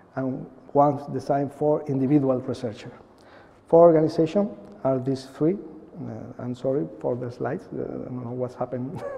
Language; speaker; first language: English; non-native, fluent; Spanish